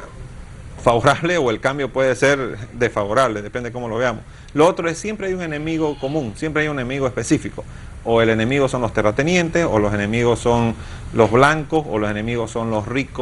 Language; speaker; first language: Spanish; native; Spanish